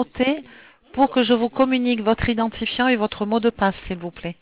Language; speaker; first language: French; native; French